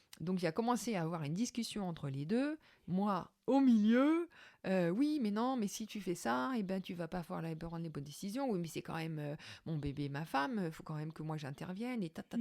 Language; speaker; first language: French; native; French